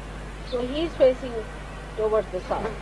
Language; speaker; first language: English; non-native, local second language; Hindi